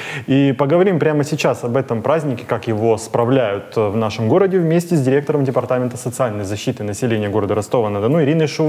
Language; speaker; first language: Russian; native; Russian